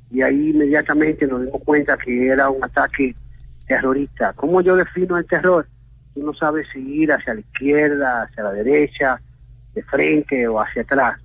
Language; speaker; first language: Spanish; early bilingual, heritage; Spanish